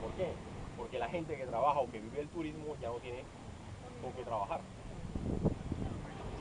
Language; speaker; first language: Spanish; native; Spanish